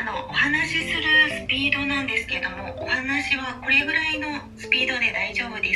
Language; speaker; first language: Japanese; native; Japanese